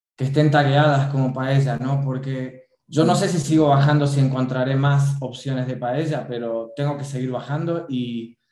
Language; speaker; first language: Spanish; native; Spanish